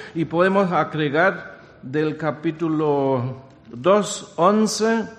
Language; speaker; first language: Spanish; non-native, fluent; German